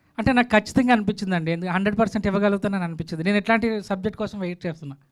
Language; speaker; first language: Telugu; native; Telugu